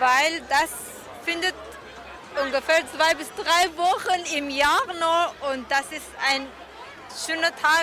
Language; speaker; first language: German; non-native, learner; Persian